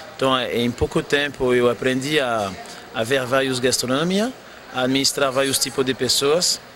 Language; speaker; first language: Portuguese; non-native, fluent; French